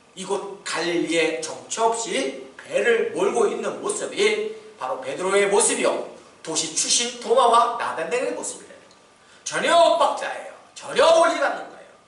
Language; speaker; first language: Korean; native; Korean